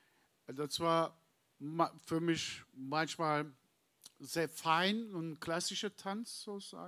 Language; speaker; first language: German; non-native, learner; Turkish